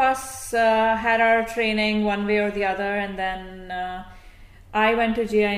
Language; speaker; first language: English; non-native, local second language; Hindi